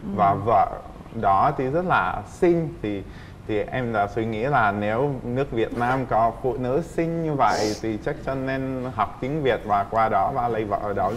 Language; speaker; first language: Vietnamese; non-native, fluent; Czech